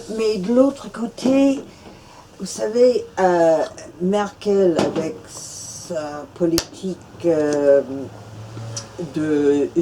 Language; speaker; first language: French; non-native, fluent; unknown